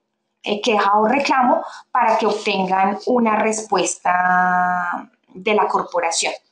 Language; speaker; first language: Spanish; native; Spanish